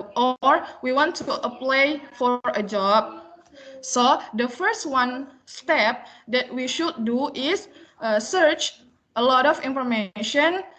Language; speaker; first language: English; non-native, learner; Indonesian